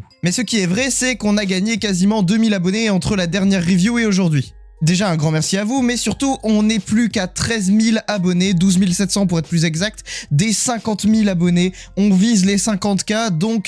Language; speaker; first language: French; native; French